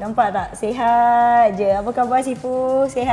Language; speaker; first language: Malay; native; Malay